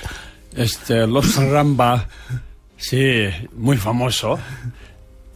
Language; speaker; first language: Spanish; non-native, learner; Tibetan